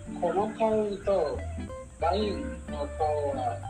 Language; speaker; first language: Japanese; non-native, learner; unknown